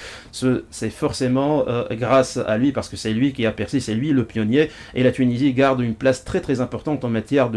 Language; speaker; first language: French; non-native, local second language; Arabic